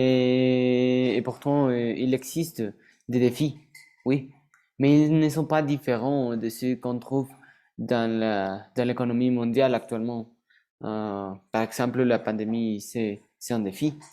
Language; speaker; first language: French; non-native, learner; Spanish